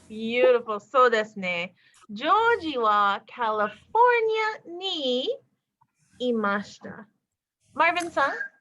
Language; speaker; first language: Japanese; non-native, fluent; English